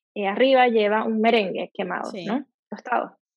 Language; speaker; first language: Spanish; native; Spanish